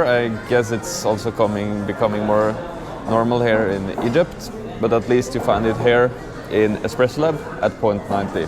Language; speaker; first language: English; non-native, fluent; Norwegian